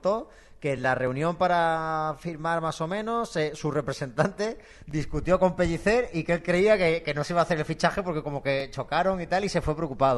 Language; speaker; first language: Spanish; native; Spanish